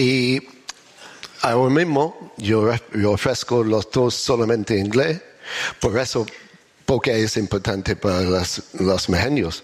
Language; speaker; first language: Spanish; non-native, learner; English